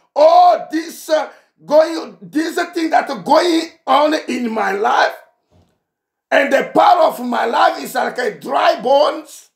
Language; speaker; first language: English; non-native, fluent; Ewe